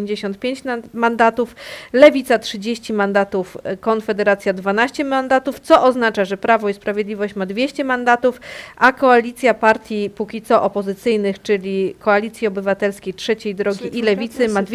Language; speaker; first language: Polish; native; Polish